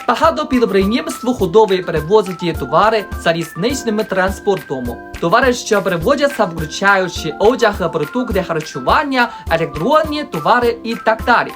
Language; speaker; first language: Ukrainian; non-native, fluent; Chinese